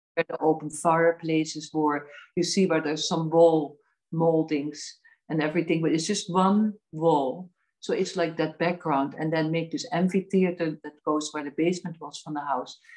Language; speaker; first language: English; non-native, fluent; Dutch